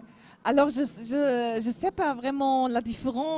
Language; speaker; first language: French; non-native, learner; German